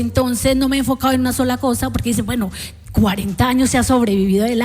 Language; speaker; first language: Spanish; native; Spanish